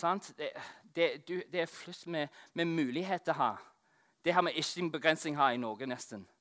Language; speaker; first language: Norwegian; non-native, fluent; English